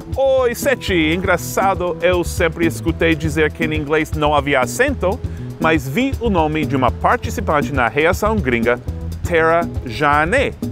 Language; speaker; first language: Portuguese; non-native, fluent; English